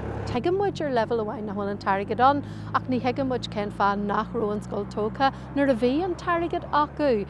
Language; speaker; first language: Irish; non-native, local second language; English